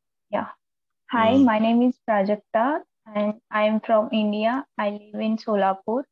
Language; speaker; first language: English; non-native, local second language; Marathi